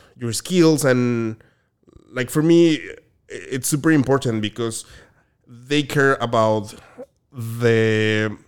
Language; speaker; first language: English; non-native, fluent; Spanish